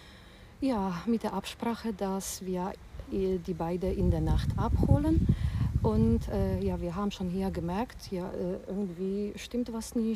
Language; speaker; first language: German; non-native, fluent; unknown